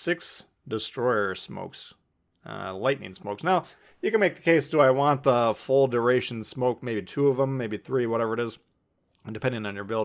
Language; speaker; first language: English; native; English